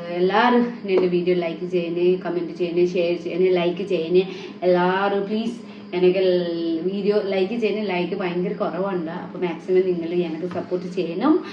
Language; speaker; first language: Malayalam; non-native, learner; Nepali